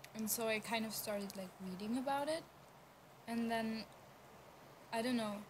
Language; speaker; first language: English; non-native, fluent; German